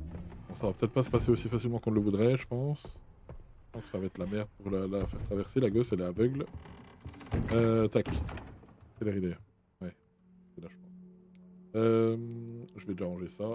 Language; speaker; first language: French; native; French